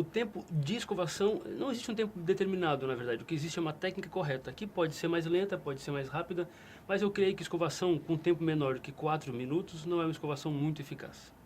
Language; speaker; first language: Portuguese; native; Portuguese